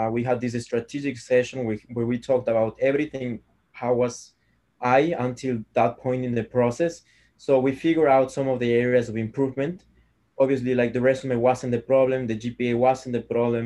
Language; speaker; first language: English; non-native, fluent; Spanish